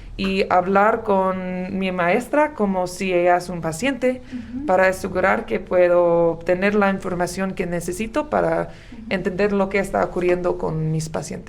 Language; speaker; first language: Spanish; non-native, learner; English